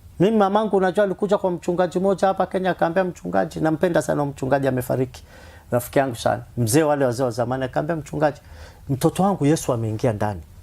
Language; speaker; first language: Swahili; non-native, fluent; Somali